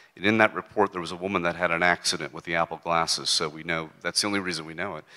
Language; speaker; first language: English; native; English